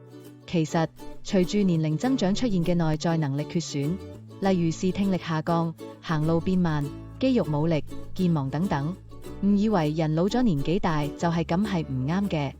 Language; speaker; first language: Cantonese; native; Cantonese